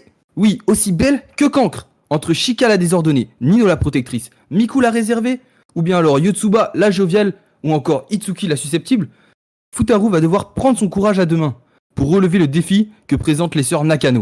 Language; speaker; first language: French; native; French